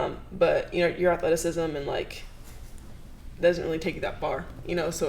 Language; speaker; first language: English; native; English